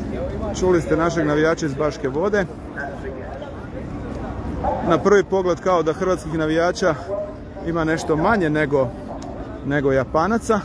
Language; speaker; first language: Serbian; native; Serbian